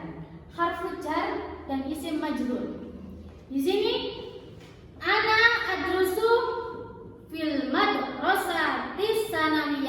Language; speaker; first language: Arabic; non-native, learner; Indonesian